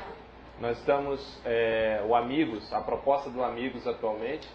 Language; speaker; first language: Portuguese; native; Portuguese